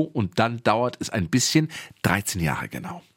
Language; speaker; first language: German; native; German